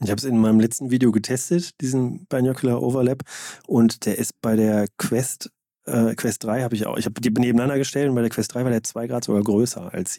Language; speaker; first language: German; native; German